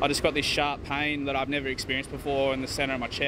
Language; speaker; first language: English; native; English